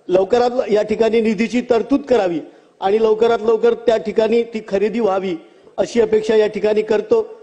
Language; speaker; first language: Marathi; native; Marathi